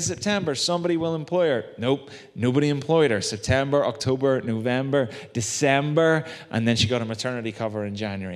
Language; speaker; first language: English; native; English